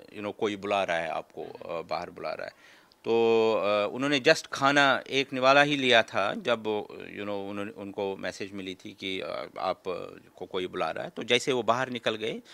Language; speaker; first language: Hindi; non-native, local second language; Kashmiri